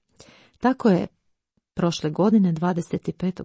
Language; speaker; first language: Croatian; native; Croatian